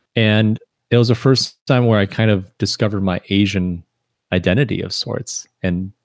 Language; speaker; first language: English; early bilingual, other home language; Chinese